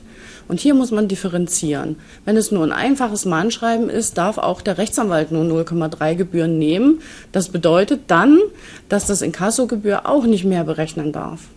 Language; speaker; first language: German; native; German